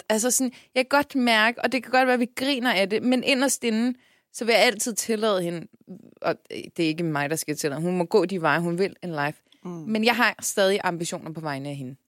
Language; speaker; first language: Danish; early bilingual, other home language; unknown